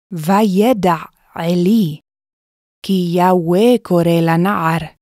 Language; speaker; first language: Hebrew; non-native, fluent; English